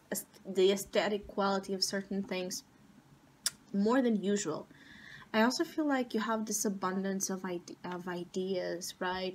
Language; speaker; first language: English; non-native, fluent; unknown